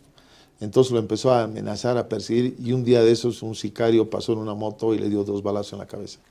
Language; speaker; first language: Spanish; native; Spanish